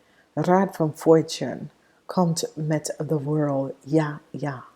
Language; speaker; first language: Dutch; non-native, fluent; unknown